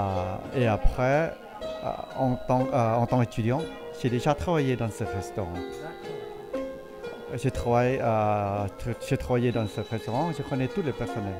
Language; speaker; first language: French; non-native, fluent; Thai